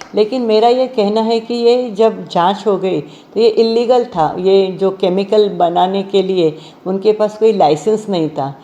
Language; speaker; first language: Hindi; non-native, local second language; Marathi